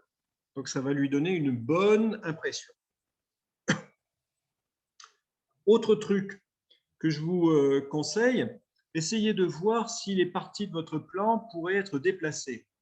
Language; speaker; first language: French; native; French